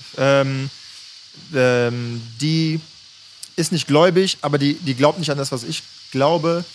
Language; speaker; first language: German; native; German